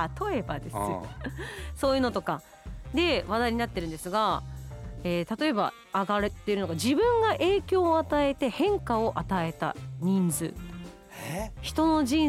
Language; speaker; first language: Japanese; native; Japanese